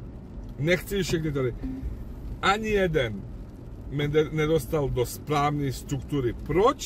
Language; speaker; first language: Czech; non-native, fluent; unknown